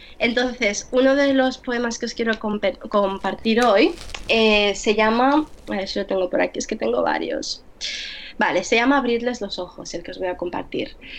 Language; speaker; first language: Spanish; early bilingual, other home language; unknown